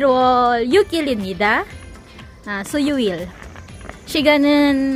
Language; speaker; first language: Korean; non-native, learner; Filipino